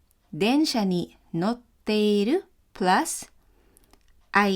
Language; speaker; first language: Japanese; non-native, fluent; Filipino